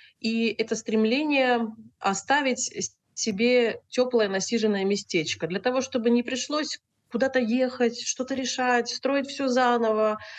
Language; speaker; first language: Russian; native; Russian